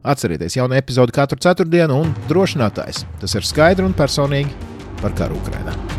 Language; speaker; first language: Latvian; native; Latvian